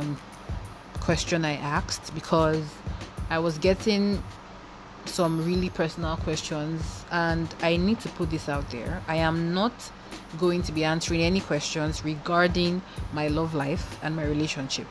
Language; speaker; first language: English; non-native, local second language; Igbo